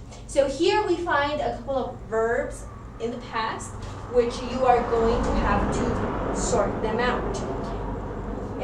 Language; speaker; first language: English; non-native, fluent; Spanish